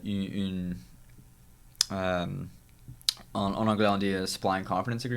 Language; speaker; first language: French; non-native, local second language; English